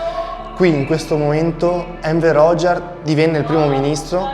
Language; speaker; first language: Italian; native; Italian